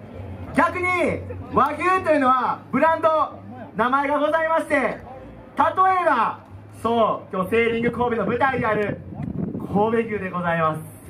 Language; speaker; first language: Japanese; native; Japanese